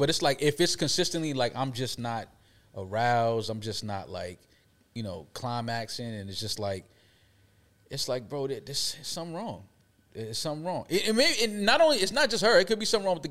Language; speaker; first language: English; native; English